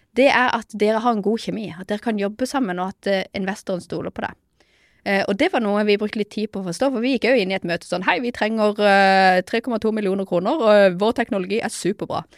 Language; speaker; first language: Norwegian; native; Norwegian